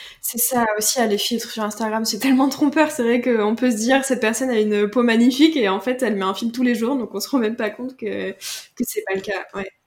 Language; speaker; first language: French; native; French